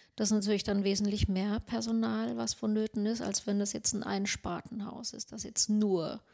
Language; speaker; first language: German; non-native, local second language; Swedish